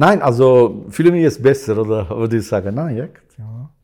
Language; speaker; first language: German; non-native, learner; Albanian